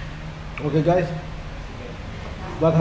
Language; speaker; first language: Indonesian; non-native, learner; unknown